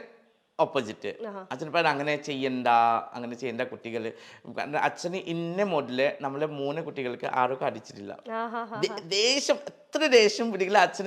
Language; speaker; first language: Malayalam; non-native, local second language; Assamese